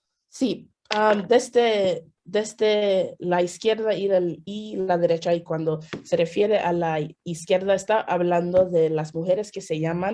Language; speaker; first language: Spanish; non-native, fluent; English